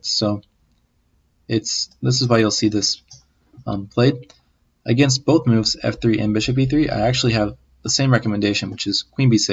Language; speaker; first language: English; native; English